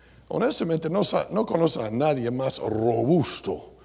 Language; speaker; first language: Spanish; non-native, fluent; English